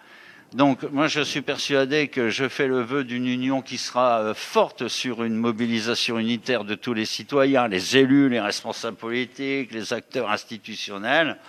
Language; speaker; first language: French; native; French